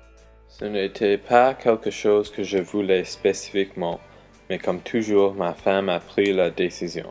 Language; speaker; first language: French; non-native, learner; English